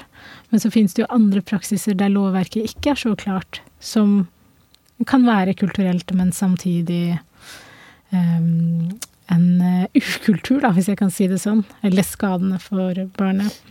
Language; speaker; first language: Norwegian; native; Norwegian